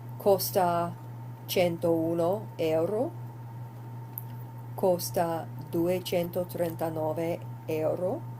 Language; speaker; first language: Italian; non-native, fluent; English